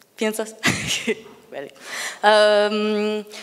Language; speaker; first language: Spanish; non-native, learner; English